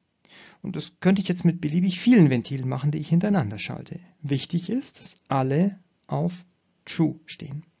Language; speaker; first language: German; native; German